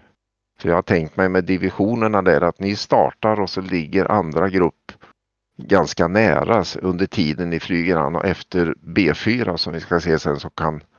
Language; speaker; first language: Swedish; native; Swedish